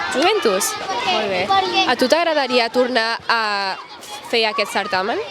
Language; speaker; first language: Catalan; native; Catalan